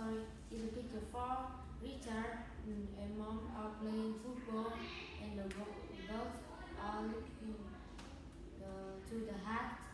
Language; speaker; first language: English; non-native, learner; Vietnamese